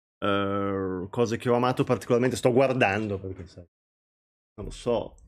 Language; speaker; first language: Italian; native; Italian